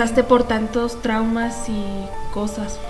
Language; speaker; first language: Spanish; native; Spanish